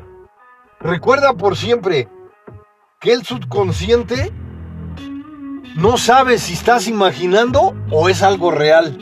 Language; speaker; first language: Spanish; native; Spanish